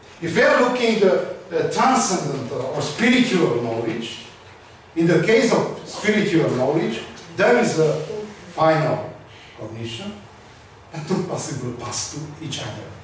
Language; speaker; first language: English; non-native, learner; Hungarian